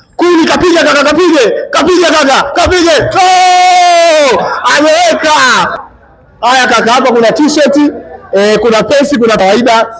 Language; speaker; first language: Swahili; native; Swahili